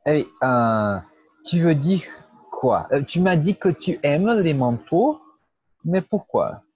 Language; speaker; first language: French; non-native, fluent; Portuguese